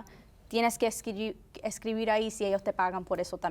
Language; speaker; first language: Spanish; early bilingual, heritage; Spanish